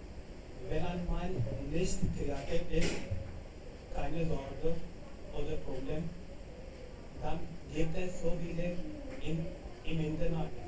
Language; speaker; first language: German; non-native, learner; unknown